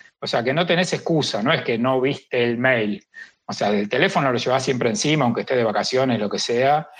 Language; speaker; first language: Spanish; native; Spanish